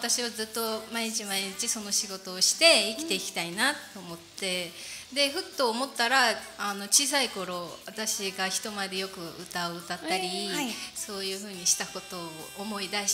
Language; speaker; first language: Japanese; non-native, fluent; Korean